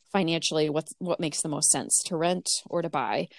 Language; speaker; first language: English; native; English